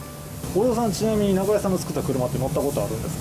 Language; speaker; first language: Japanese; native; Japanese